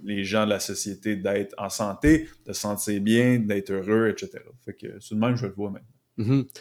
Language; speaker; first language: French; native; French